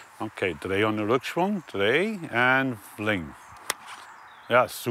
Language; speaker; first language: German; native; German